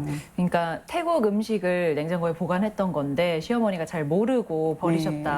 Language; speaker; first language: Korean; native; Korean